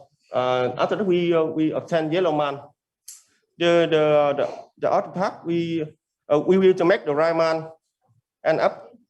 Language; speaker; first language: English; non-native, learner; Vietnamese